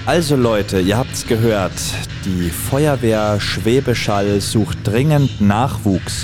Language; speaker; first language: German; native; German